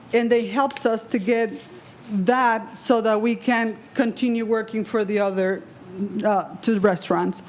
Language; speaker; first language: English; non-native, fluent; Spanish